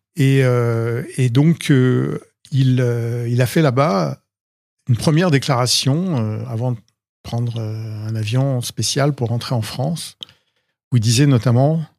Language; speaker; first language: French; native; French